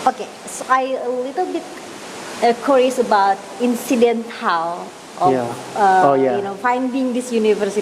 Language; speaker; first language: English; non-native, learner; Indonesian